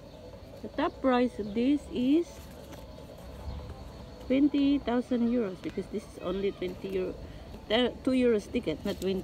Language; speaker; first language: English; non-native, local second language; Filipino